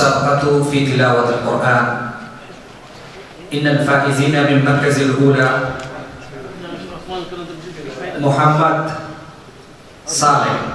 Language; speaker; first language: Arabic; non-native, learner; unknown